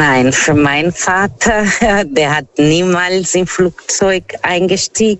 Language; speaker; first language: German; non-native, fluent; Portuguese